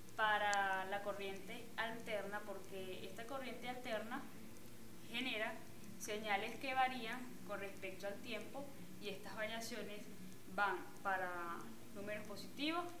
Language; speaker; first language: Spanish; native; Spanish